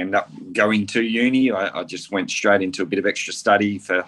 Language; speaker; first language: English; native; English